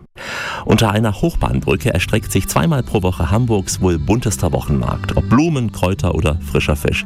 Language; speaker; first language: German; native; German